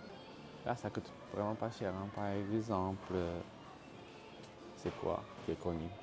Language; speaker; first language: French; non-native, learner; Japanese